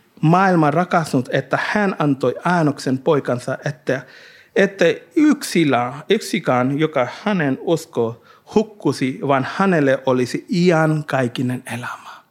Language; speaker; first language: Finnish; non-native, learner; Hindi